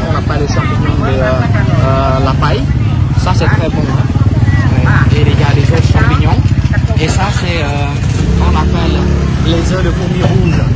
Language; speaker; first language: French; non-native, fluent; Khmer